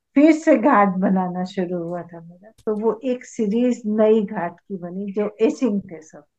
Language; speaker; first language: Hindi; native; Hindi